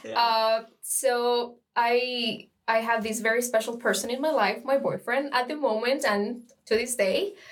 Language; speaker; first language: English; non-native, fluent; Spanish